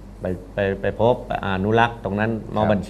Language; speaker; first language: Thai; native; Thai